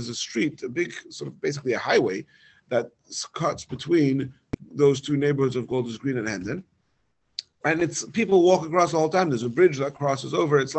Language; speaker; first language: English; native; English